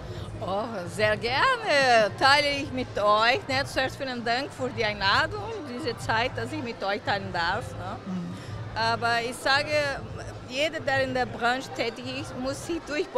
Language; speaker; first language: German; non-native, fluent; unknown